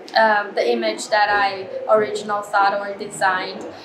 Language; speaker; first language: English; non-native, fluent; Chinese